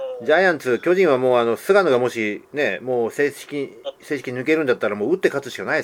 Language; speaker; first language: Japanese; native; Japanese